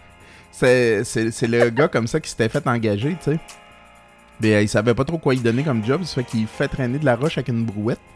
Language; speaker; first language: French; native; French